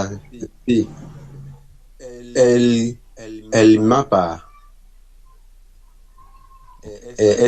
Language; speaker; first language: Spanish; non-native, learner; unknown